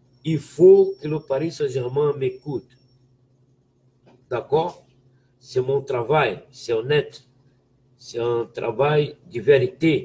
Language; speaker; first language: French; non-native, fluent; Portuguese